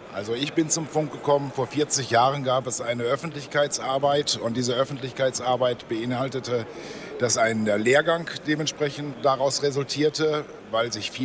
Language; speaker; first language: German; native; German